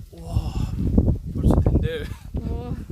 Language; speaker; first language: Korean; native; Korean